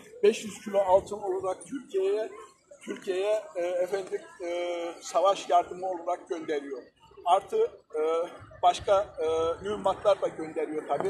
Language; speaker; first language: Turkish; early bilingual, heritage; Turkish